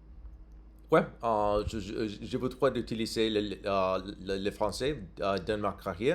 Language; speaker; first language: French; non-native, learner; English